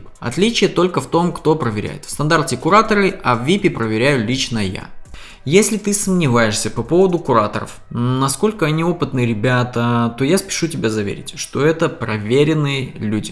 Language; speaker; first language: Russian; native; Russian